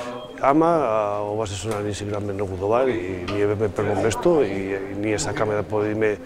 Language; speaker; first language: Macedonian; non-native, learner; Spanish